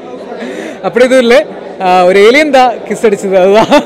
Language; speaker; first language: Tamil; non-native, learner; Malayalam